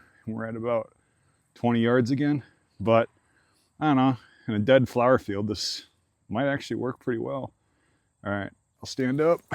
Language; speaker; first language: English; native; English